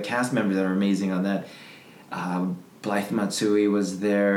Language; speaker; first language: English; native; English